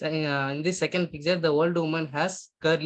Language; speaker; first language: English; non-native, learner; Tamil